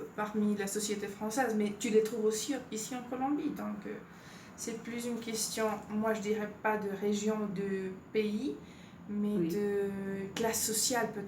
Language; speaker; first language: French; non-native, fluent; Spanish